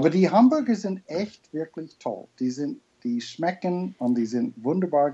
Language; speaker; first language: German; non-native, fluent; English